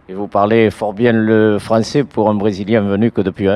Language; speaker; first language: French; native; French